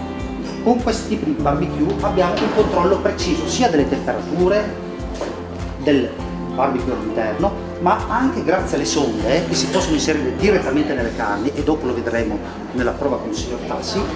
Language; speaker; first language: Italian; native; Italian